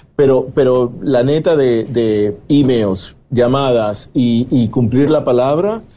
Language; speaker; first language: Spanish; native; Spanish